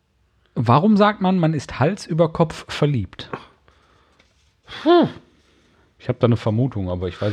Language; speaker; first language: German; native; German